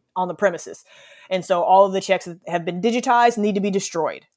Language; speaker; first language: English; native; English